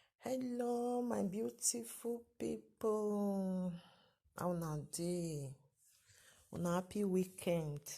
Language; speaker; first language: Nigerian Pidgin; native; Nigerian Pidgin